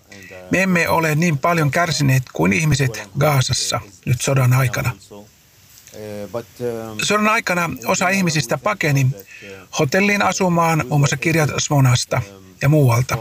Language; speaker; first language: Finnish; native; Finnish